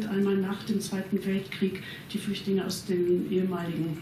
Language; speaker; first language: German; native; German